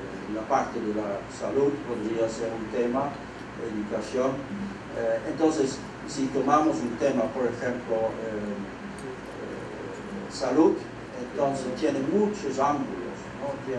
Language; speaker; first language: Spanish; non-native, fluent; Dutch